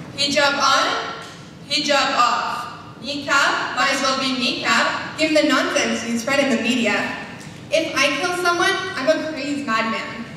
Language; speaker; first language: English; non-native, fluent; Kurdish